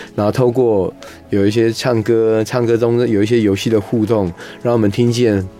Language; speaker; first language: Chinese; non-native, local second language; Hakka Chinese